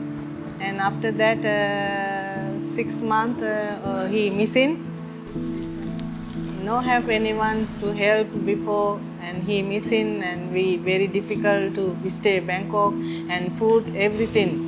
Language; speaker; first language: English; non-native, learner; Sinhala